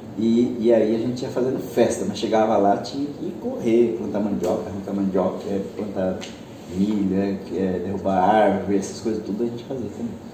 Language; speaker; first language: Portuguese; early bilingual, other home language; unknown